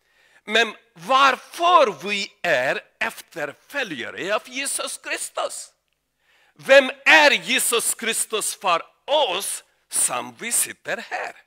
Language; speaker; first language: Swedish; non-native, learner; Urdu